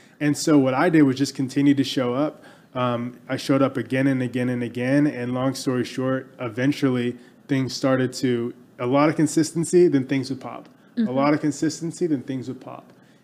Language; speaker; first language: English; native; English